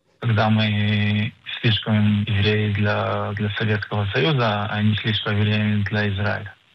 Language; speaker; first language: Russian; early bilingual, heritage; Russian